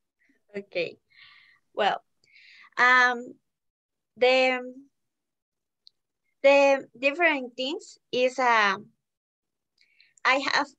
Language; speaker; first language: English; non-native, learner; Spanish